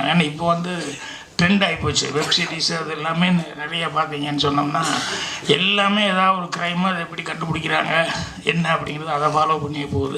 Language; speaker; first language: Tamil; native; Tamil